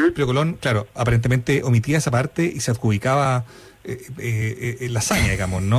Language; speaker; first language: Spanish; native; Spanish